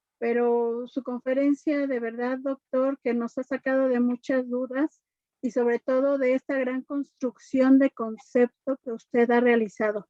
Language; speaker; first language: Spanish; native; Spanish